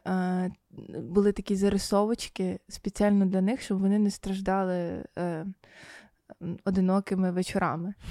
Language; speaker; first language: Ukrainian; native; Ukrainian